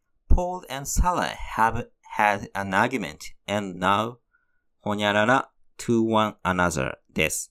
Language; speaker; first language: English; non-native, fluent; Japanese